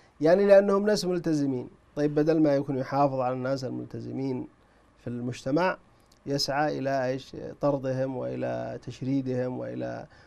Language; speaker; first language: Arabic; native; Arabic